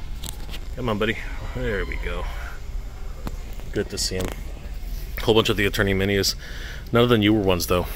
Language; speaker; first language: English; native; English